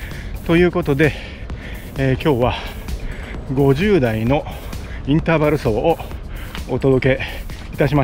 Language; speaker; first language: Japanese; native; Japanese